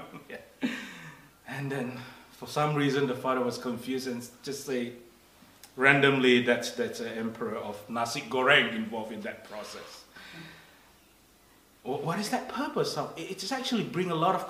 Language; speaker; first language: English; non-native, fluent; Indonesian